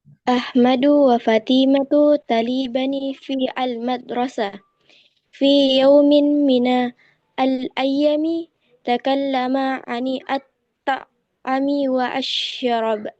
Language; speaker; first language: Arabic; non-native, learner; Indonesian